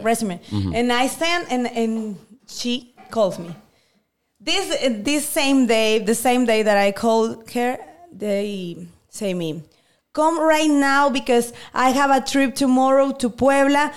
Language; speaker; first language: English; non-native, learner; Spanish